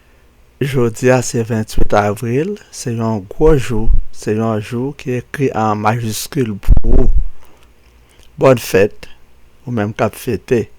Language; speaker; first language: French; non-native, local second language; Haitian Creole